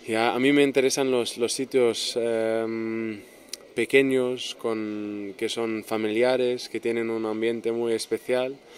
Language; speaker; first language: Spanish; non-native, fluent; German